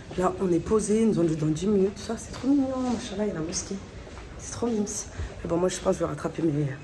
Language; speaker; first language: French; early bilingual, other home language; Fula